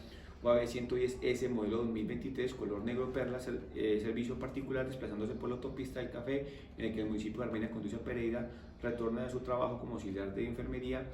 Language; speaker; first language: Spanish; native; Spanish